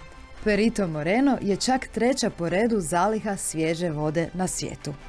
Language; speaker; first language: Croatian; native; Croatian